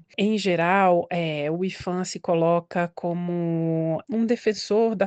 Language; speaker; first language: Portuguese; native; Portuguese